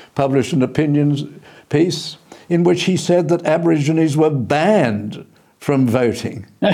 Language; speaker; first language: English; early bilingual, other home language; Indonesian